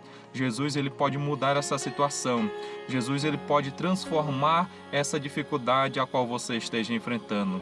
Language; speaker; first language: Portuguese; native; Portuguese